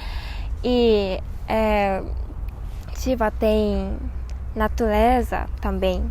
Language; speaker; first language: Portuguese; non-native, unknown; Japanese